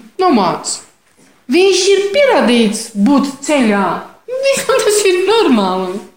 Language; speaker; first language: Latvian; non-native, fluent; Polish